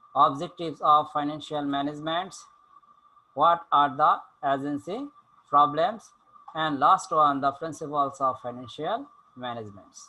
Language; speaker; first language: English; non-native, local second language; Bangla